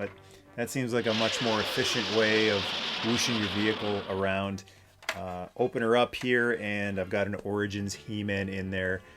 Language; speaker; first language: English; native; English